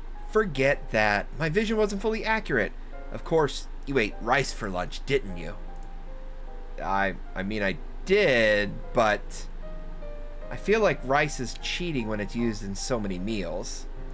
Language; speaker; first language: English; native; English